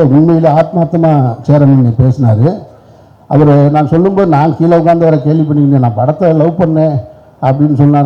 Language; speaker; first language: Tamil; native; Tamil